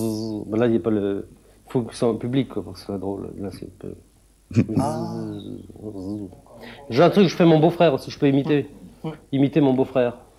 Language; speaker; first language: French; native; French